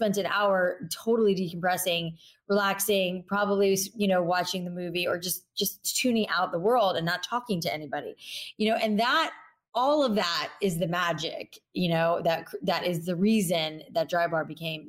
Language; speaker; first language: English; native; English